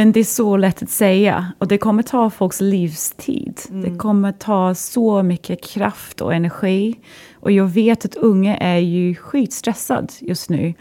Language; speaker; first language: Swedish; non-native, fluent; English